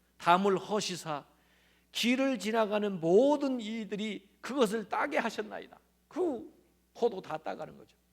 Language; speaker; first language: Korean; native; Korean